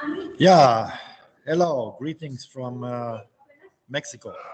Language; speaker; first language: English; non-native, fluent; German